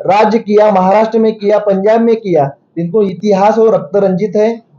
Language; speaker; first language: Hindi; non-native, local second language; Marathi